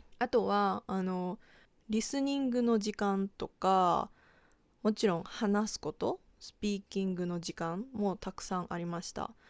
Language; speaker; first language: Japanese; native; Japanese